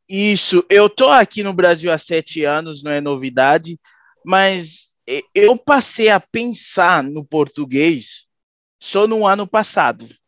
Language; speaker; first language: Portuguese; native; Portuguese